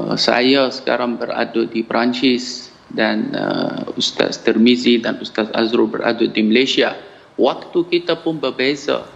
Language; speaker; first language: Malay; non-native, fluent; Arabic